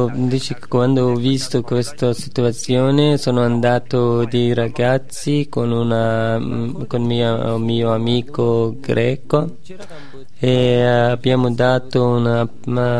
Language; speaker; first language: Italian; non-native, learner; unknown